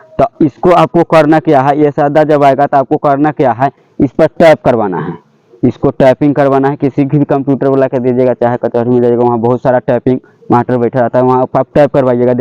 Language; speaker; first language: Hindi; native; Hindi